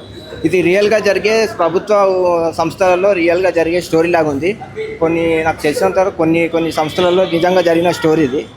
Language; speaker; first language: Telugu; native; Telugu